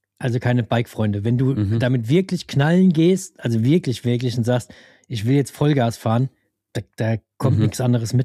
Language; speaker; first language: German; native; German